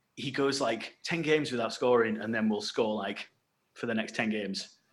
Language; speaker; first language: English; native; English